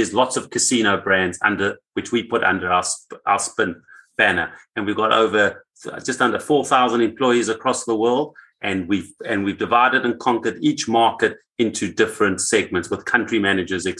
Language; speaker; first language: English; native; English